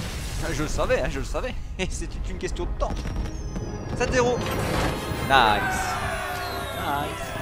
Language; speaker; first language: French; native; French